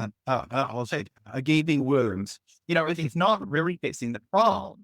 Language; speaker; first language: English; native; English